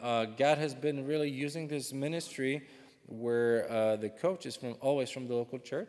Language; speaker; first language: English; non-native, fluent; Czech